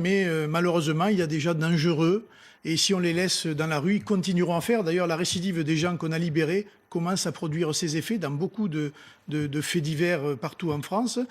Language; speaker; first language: French; native; French